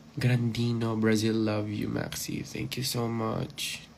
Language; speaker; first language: English; non-native, local second language; Filipino